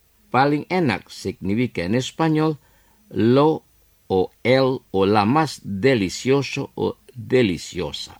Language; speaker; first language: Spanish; non-native, fluent; Indonesian